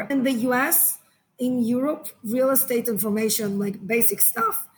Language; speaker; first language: English; non-native, fluent; Hebrew